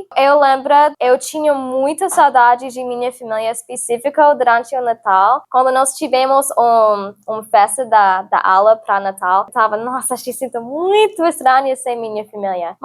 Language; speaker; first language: Portuguese; non-native, learner; English